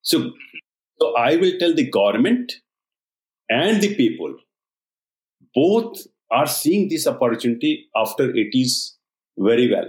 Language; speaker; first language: English; non-native, local second language; Hindi